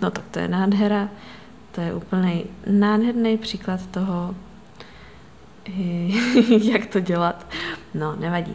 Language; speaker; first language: Czech; native; Czech